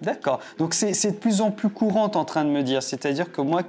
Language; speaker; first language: French; native; French